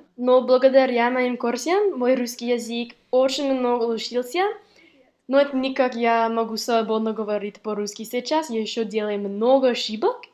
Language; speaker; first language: Russian; non-native, learner; English